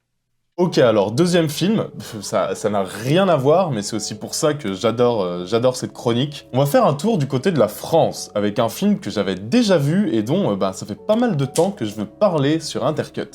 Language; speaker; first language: French; native; French